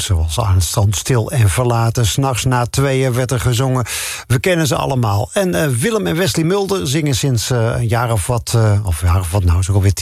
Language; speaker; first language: Dutch; native; Dutch